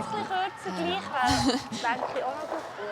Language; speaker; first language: German; native; German